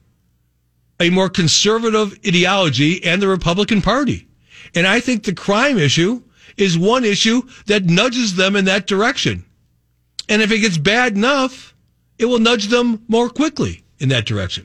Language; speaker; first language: English; native; English